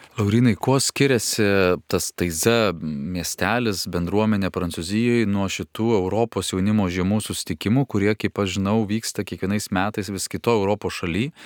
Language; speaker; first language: Lithuanian; native; Lithuanian